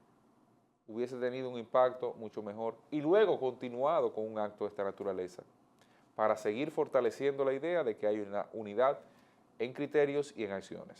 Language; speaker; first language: Spanish; native; Spanish